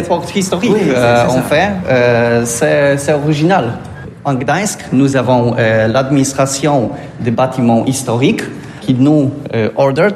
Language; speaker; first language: French; non-native, learner; Polish